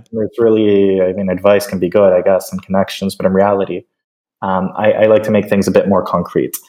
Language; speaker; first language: English; early bilingual, other home language; Spanish